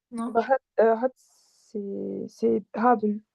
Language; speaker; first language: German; non-native, fluent; French